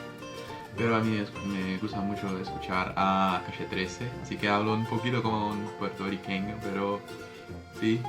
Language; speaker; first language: Spanish; non-native, fluent; Portuguese